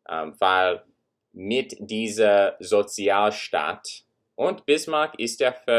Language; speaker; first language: German; non-native, learner; English